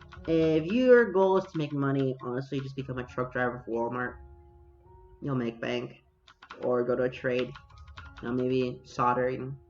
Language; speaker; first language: English; native; English